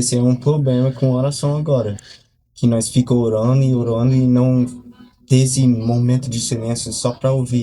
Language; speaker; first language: Portuguese; early bilingual, heritage; Portuguese